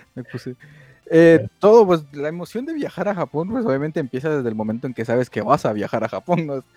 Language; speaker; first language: Spanish; native; Spanish